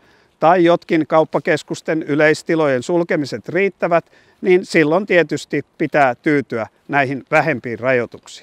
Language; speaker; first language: Finnish; native; Finnish